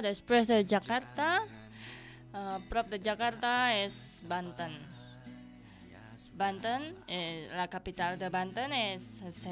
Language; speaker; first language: Catalan; non-native, learner; Indonesian